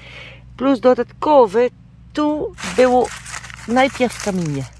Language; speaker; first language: Polish; non-native, learner; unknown